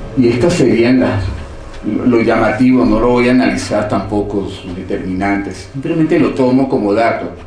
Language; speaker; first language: Spanish; native; Spanish